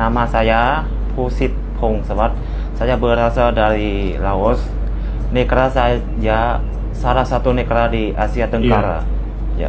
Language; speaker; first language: Indonesian; non-native, fluent; Lao